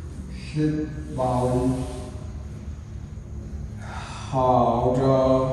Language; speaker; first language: Vietnamese; non-native, learner; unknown